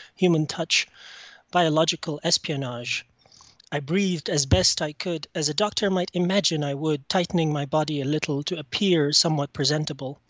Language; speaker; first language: English; non-native, fluent; French